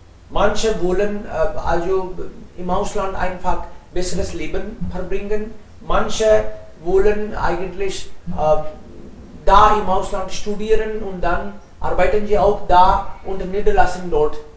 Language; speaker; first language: German; non-native, fluent; Hindi